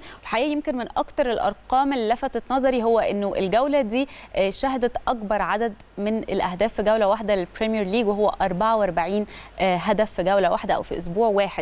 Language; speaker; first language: Arabic; native; Arabic